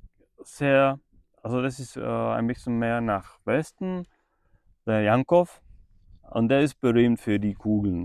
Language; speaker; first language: German; non-native, fluent; Czech